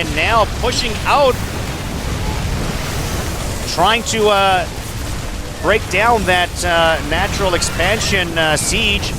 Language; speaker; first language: English; native; English